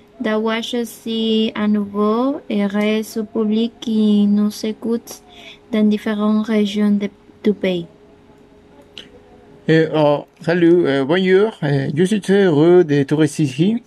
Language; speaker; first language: French; non-native, learner; Spanish